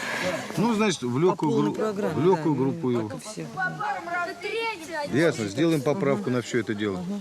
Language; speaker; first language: Russian; native; Russian